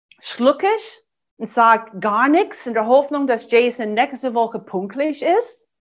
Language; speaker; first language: German; non-native, fluent; English